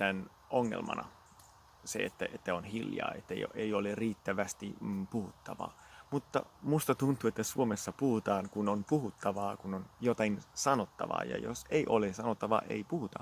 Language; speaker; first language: Finnish; non-native, fluent; Italian